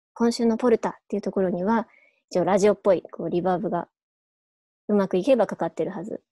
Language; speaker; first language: Japanese; native; Japanese